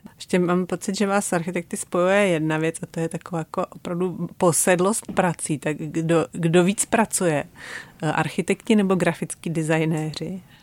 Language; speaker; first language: Czech; native; Czech